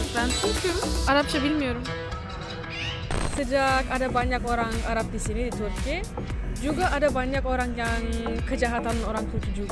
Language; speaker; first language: Indonesian; non-native, fluent; Turkish